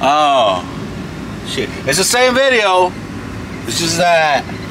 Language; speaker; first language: English; early bilingual, other home language; Spanish